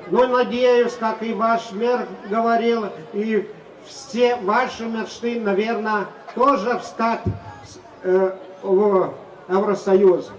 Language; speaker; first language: Russian; non-native, fluent; Lithuanian